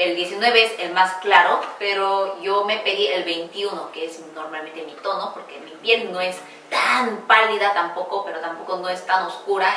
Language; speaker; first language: Spanish; non-native, fluent; Korean